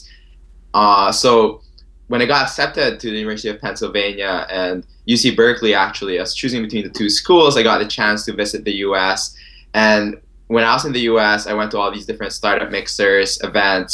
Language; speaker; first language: English; non-native, local second language; Filipino